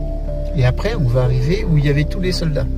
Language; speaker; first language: French; native; French